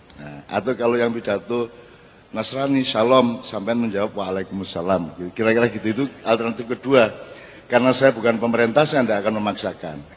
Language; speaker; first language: Indonesian; non-native, local second language; Javanese